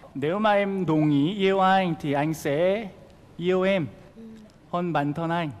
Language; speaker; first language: Vietnamese; non-native, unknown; Korean